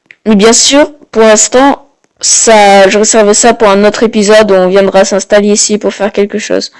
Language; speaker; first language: French; native; French